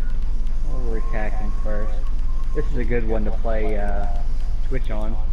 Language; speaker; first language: English; native; English